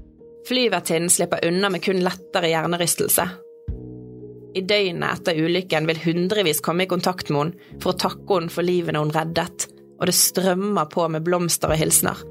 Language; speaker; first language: Norwegian; native; Norwegian